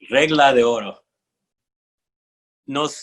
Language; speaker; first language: Spanish; non-native, fluent; English